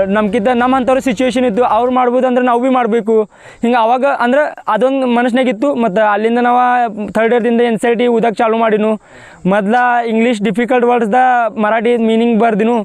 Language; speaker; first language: Kannada; non-native, local second language; Marathi